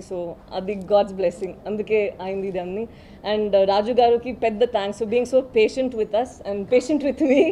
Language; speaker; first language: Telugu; non-native, learner; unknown